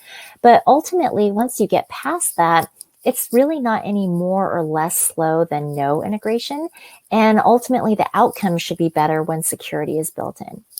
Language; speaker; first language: English; native; English